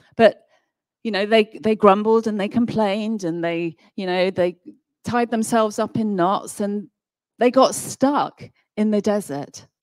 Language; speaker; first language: English; native; English